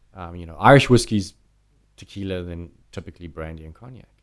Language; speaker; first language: English; native; English